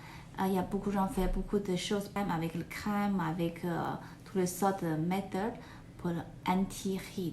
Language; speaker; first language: French; non-native, learner; Chinese